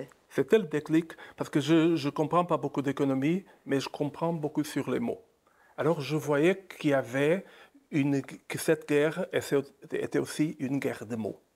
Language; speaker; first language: French; non-native, fluent; Portuguese